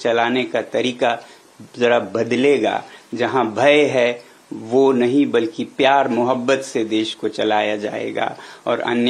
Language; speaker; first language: Hindi; native; Hindi